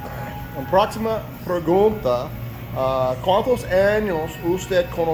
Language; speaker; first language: Spanish; non-native, learner; English